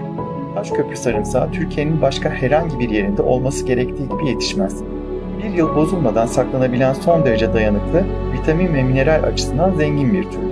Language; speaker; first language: Turkish; native; Turkish